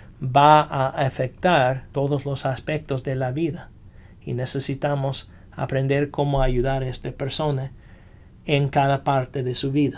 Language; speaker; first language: Spanish; non-native, fluent; English